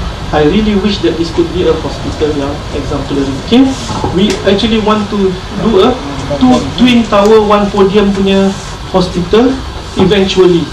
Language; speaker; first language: English; non-native, local second language; Malay